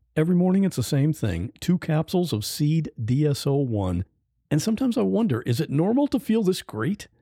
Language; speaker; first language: English; native; English